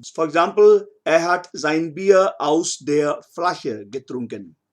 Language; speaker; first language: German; non-native, fluent; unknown